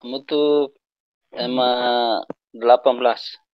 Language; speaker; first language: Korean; non-native, learner; Tetum